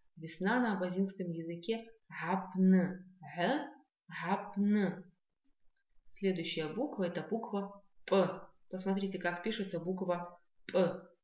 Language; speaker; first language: Russian; non-native, local second language; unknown